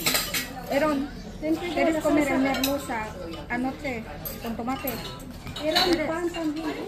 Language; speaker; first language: Spanish; non-native, learner; Filipino